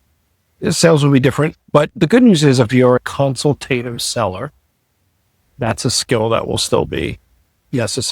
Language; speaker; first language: English; native; English